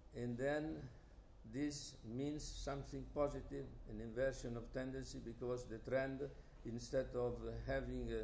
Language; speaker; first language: English; non-native, fluent; Italian